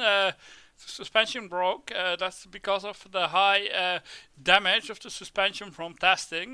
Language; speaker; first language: English; non-native, fluent; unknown